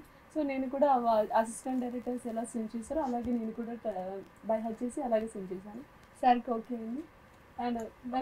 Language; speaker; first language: Telugu; non-native, learner; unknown